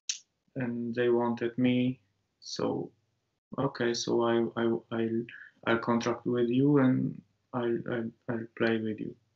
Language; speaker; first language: English; non-native, learner; Japanese